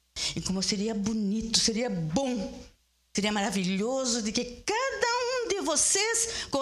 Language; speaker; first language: Portuguese; early bilingual, other home language; Spanish